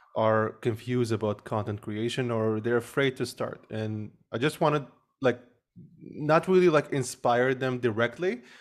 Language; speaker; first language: English; early bilingual, other home language; Arabic